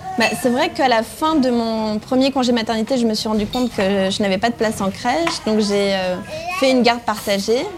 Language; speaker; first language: French; native; French